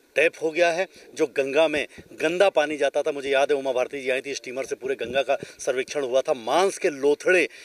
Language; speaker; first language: Hindi; native; Hindi